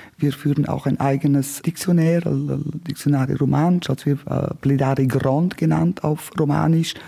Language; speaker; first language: German; non-native, local second language; Romansh